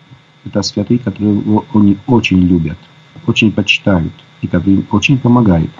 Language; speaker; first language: Russian; non-native, fluent; Polish